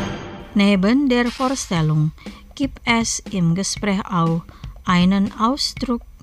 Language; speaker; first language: German; non-native, fluent; Indonesian